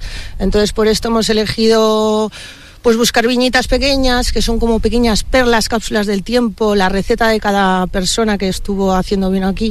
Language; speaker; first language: Spanish; native; Spanish